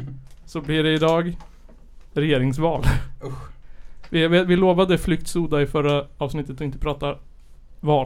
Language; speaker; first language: Swedish; native; Swedish